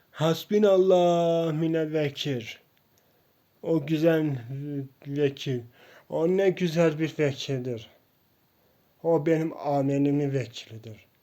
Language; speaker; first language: Turkish; non-native, local second language; Kurdish